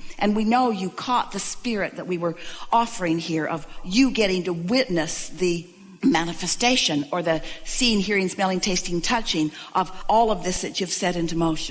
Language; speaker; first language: English; native; English